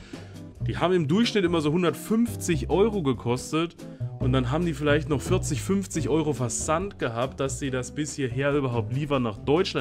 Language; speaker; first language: German; native; German